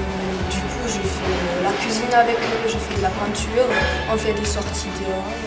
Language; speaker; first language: French; non-native, fluent; German